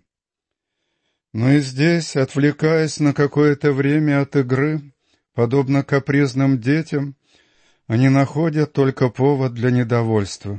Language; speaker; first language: Russian; native; Russian